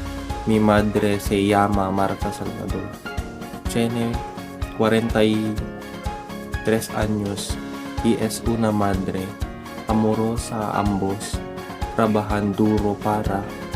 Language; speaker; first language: Spanish; non-native, learner; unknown